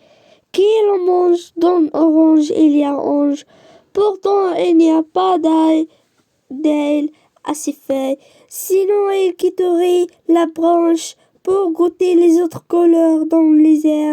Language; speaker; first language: French; non-native, learner; Arabic